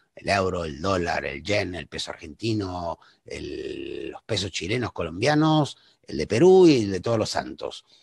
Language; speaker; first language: Spanish; native; Spanish